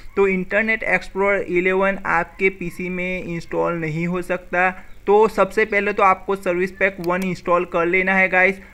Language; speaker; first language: Hindi; non-native, local second language; Gujarati